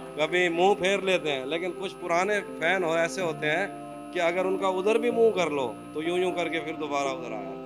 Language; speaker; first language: Urdu; non-native, local second language; Saraiki